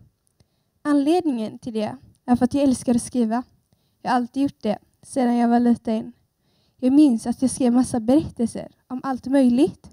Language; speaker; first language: Swedish; early bilingual, other home language; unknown